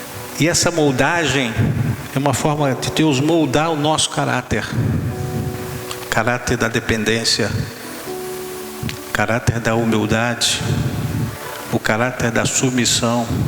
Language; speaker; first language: Portuguese; native; Portuguese